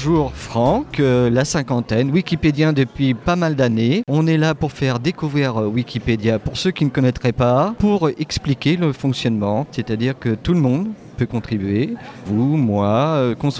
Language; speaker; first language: French; native; French